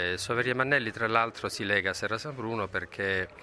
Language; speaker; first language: Italian; native; Italian